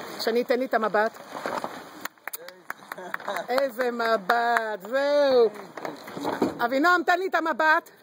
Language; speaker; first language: Hebrew; native; Hebrew